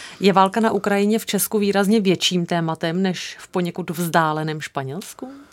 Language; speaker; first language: Czech; native; Czech